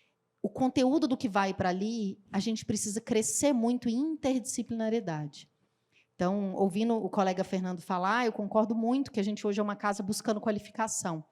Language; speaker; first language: Portuguese; native; Portuguese